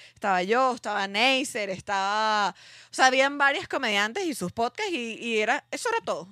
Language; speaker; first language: Spanish; native; Spanish